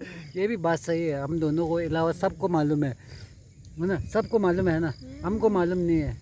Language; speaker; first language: Hindi; non-native, local second language; Tibetan